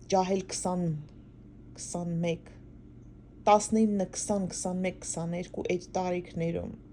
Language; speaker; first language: Armenian; native; Armenian